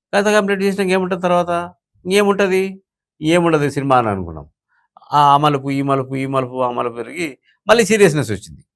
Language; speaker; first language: Telugu; native; Telugu